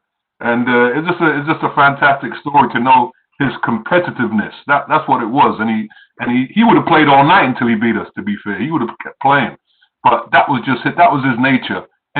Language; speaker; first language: English; native; English